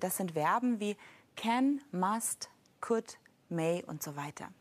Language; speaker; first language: German; native; German